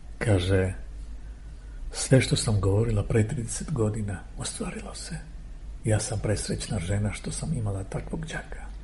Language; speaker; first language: Serbian; non-native, fluent; Armenian